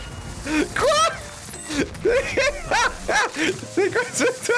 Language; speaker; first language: French; native; French